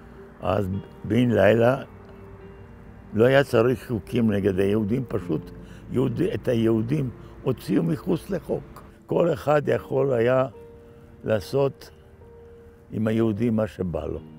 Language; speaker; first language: Hebrew; non-native, fluent; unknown